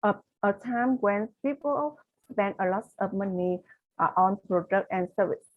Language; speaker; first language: English; non-native, learner; Vietnamese